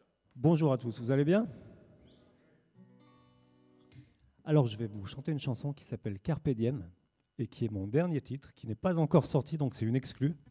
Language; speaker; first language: French; native; French